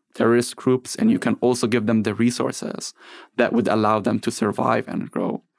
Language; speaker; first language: English; non-native, fluent; Arabic